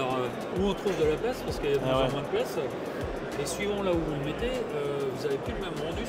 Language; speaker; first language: French; native; French